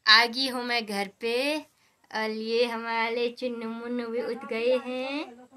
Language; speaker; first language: Hindi; non-native, local second language; Garhwali